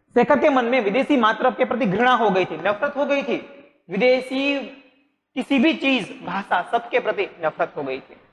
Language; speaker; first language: Hindi; non-native, local second language; Gujarati